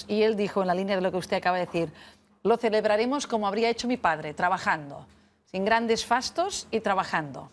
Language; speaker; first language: Spanish; non-native, local second language; Catalan